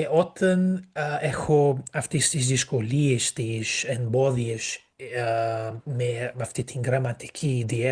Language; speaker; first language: Greek; non-native, fluent; Portuguese